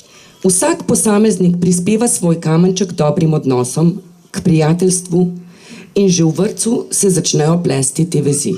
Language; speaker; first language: Slovenian; native; Slovenian